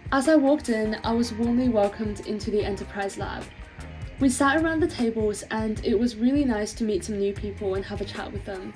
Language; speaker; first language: English; native; English